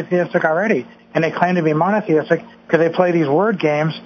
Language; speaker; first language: English; native; English